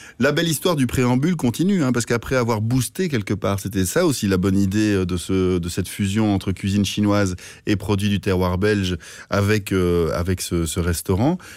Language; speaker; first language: French; native; French